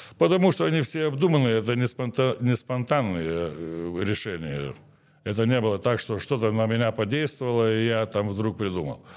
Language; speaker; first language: Russian; non-native, local second language; Lithuanian